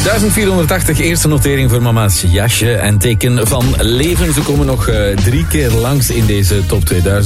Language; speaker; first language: Dutch; native; Dutch